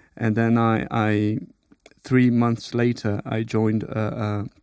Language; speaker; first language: English; non-native, fluent; Portuguese